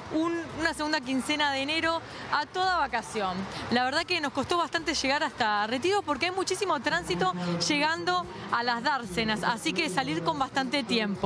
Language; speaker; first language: Spanish; native; Spanish